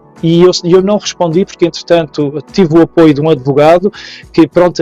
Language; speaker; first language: Portuguese; native; Portuguese